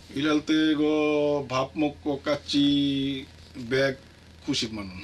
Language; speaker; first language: Korean; non-native, learner; Bangla